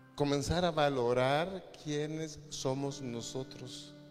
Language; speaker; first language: Spanish; native; Spanish